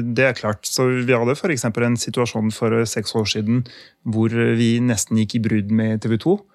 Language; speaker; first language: Norwegian; non-native, fluent; French